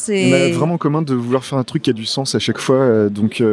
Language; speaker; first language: French; native; French